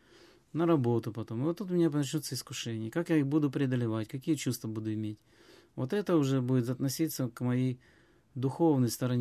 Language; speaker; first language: Russian; native; Russian